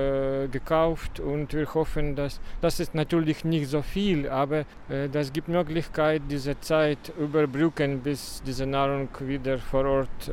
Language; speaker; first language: German; non-native, fluent; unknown